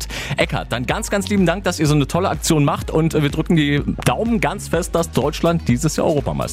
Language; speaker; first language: German; native; German